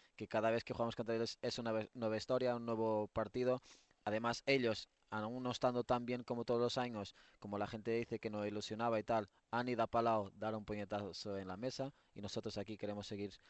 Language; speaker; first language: Spanish; non-native, fluent; Portuguese